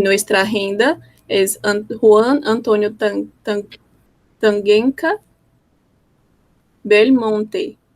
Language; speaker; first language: Spanish; non-native, fluent; Portuguese